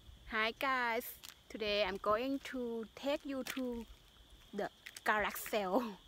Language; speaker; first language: English; non-native, learner; Thai